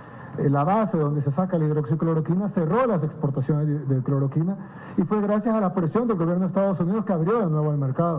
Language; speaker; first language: Spanish; native; Spanish